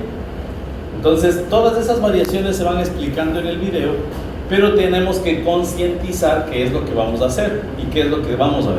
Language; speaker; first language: Spanish; native; Spanish